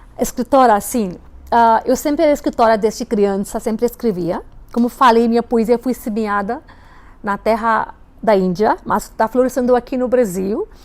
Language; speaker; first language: Portuguese; non-native, fluent; Hindi